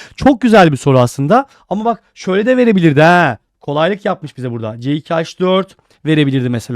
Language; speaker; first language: Turkish; native; Turkish